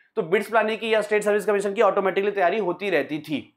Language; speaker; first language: Hindi; native; Hindi